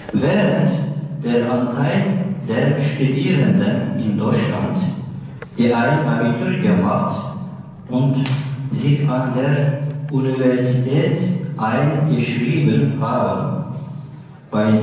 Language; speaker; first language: German; non-native, learner; Turkish